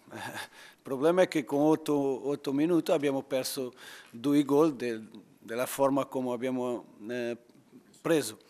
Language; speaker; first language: Italian; non-native, learner; Portuguese